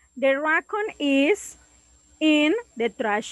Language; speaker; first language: English; non-native, learner; Spanish